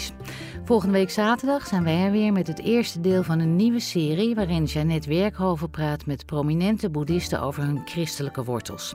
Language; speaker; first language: Dutch; native; Dutch